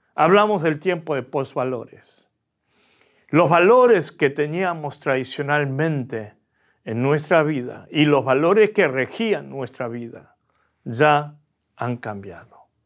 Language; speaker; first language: Spanish; early bilingual, other home language; Korean